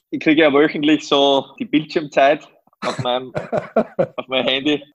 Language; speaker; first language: German; native; German